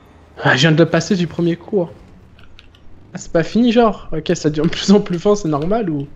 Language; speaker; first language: French; native; French